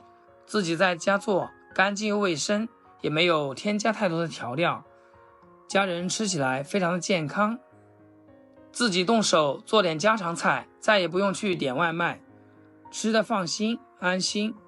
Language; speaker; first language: Chinese; native; Chinese